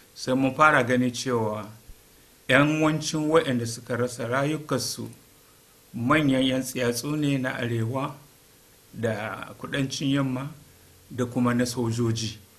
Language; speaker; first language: Hausa; non-native, local second language; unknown